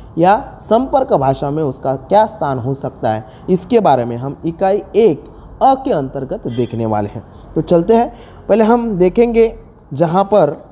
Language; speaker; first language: Hindi; non-native, local second language; Marathi